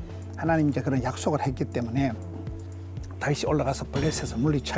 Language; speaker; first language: Korean; native; Korean